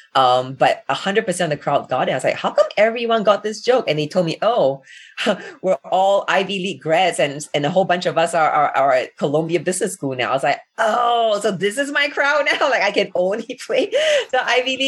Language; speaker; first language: English; native; English